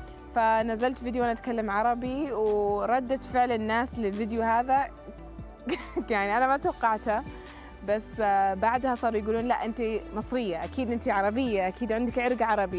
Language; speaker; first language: Arabic; early bilingual, other home language; English